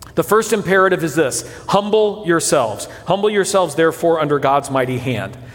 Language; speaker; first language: English; early bilingual, other home language; Portuguese